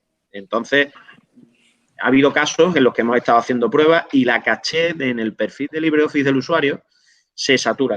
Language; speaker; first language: Spanish; native; Spanish